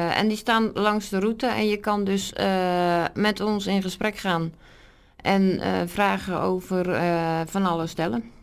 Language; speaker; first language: Dutch; native; Dutch